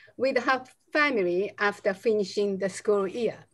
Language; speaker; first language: English; non-native, fluent; Japanese